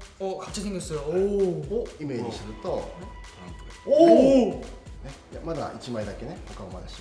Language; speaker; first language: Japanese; non-native, learner; Korean